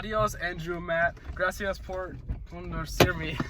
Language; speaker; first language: Spanish; non-native, learner; English